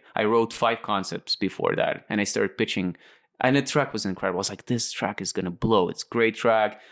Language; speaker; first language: English; non-native, fluent; Latvian